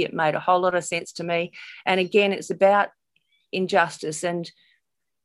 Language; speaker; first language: English; native; English